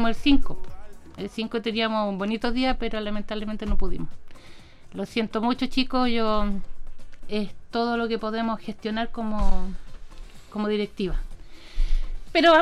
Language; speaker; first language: Spanish; native; Spanish